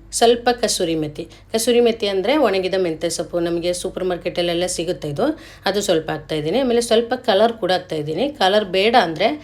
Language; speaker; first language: Kannada; non-native, local second language; Malayalam